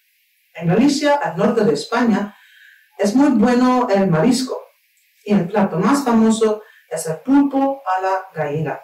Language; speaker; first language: Spanish; non-native, fluent; Turkish